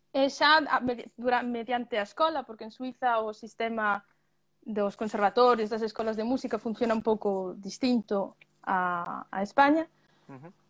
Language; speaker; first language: Galician; early bilingual, other home language; Spanish